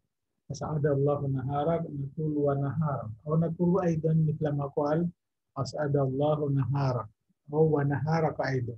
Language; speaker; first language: Arabic; non-native, fluent; Indonesian